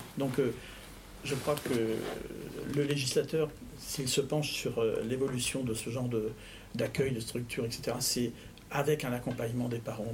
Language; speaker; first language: French; native; French